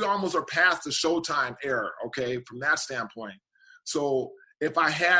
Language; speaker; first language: English; native; English